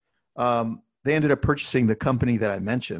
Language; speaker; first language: English; native; English